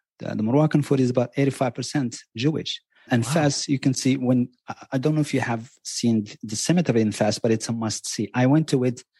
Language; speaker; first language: English; non-native, fluent; Berber languages